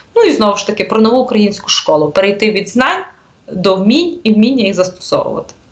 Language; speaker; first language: Ukrainian; native; Ukrainian